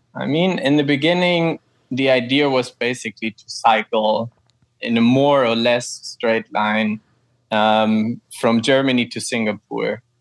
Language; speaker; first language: English; non-native, fluent; German